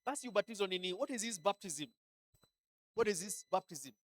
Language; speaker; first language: English; non-native, local second language; Swahili